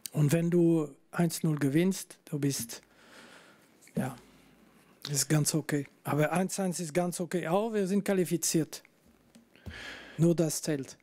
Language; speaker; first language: German; non-native, local second language; French